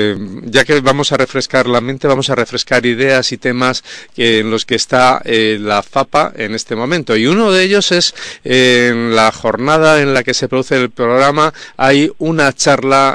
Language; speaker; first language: Spanish; native; Spanish